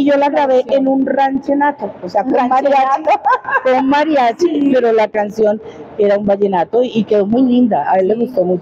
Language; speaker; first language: Spanish; native; Spanish